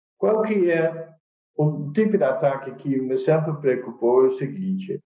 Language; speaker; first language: Portuguese; non-native, fluent; Dutch